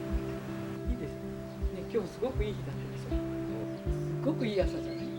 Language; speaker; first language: Japanese; native; Japanese